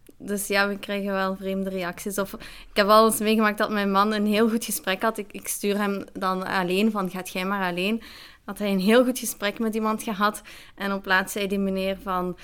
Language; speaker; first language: Dutch; early bilingual, other home language; Arabic